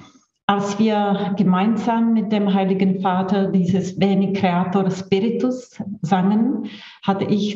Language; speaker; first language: German; non-native, fluent; Czech